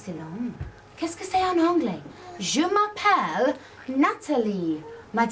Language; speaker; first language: French; non-native, fluent; English